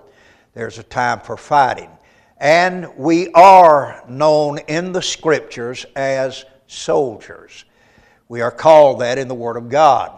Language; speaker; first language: English; native; English